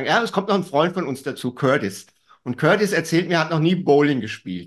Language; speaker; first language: German; native; German